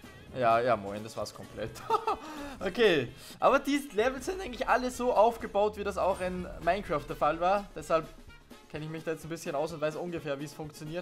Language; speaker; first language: German; native; German